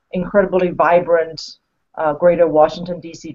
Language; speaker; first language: English; non-native, fluent; Chinese